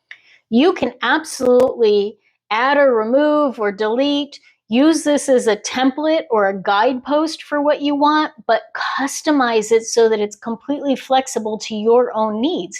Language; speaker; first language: English; native; English